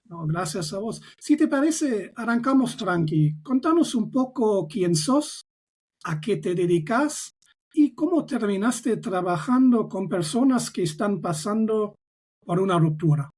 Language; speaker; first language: Spanish; non-native, fluent; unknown